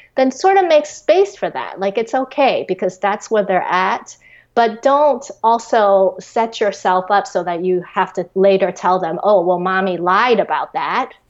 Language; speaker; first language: English; early bilingual, other home language; Chinese